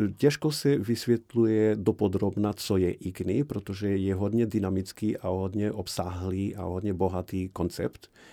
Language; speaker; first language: Czech; non-native, fluent; Portuguese